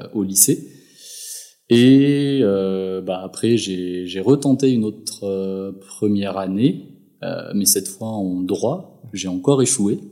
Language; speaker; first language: French; non-native, local second language; Malagasy